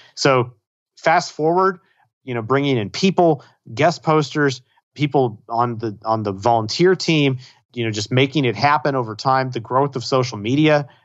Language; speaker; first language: English; native; English